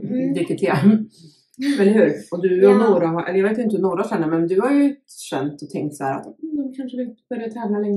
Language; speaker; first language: Swedish; native; Swedish